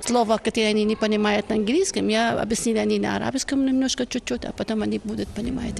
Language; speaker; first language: Russian; non-native, learner; Arabic